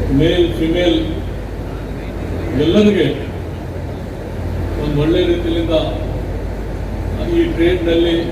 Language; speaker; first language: Kannada; non-native, local second language; Urdu